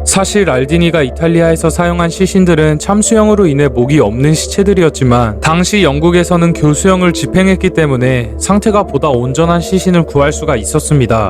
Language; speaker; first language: Korean; native; Korean